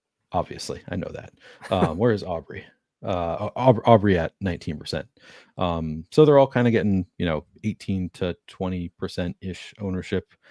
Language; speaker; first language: English; native; English